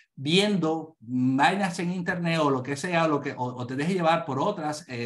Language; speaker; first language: Spanish; native; Spanish